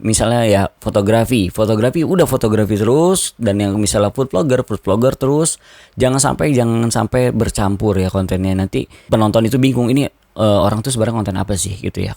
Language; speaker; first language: Indonesian; native; Indonesian